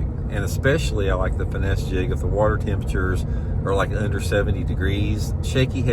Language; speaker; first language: English; native; English